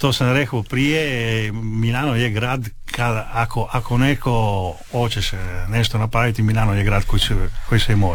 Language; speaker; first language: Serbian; non-native, fluent; Italian